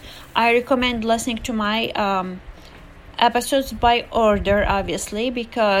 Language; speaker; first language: English; non-native, fluent; Arabic